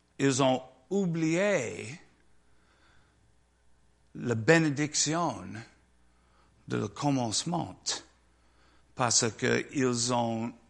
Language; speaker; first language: French; non-native, learner; English